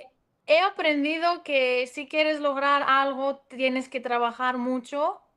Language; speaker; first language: Spanish; non-native, fluent; Greek